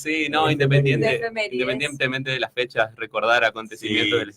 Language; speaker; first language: Spanish; native; Spanish